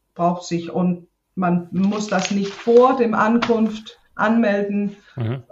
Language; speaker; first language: German; non-native, fluent; Danish